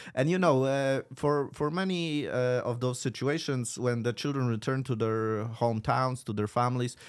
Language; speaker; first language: English; non-native, fluent; Polish